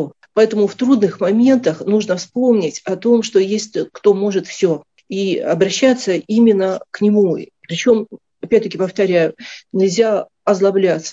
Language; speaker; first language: Russian; native; Russian